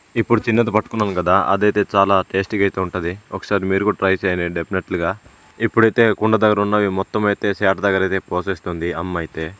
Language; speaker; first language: Telugu; non-native, local second language; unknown